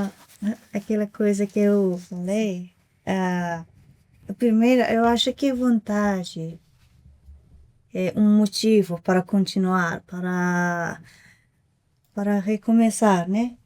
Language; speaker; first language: Portuguese; non-native, fluent; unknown